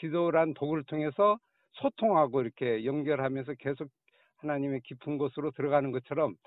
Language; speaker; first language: Korean; native; Korean